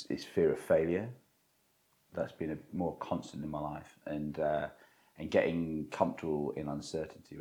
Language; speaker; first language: English; native; English